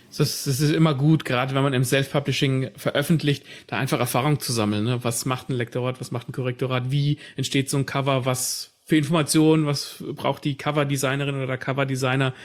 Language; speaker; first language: German; native; German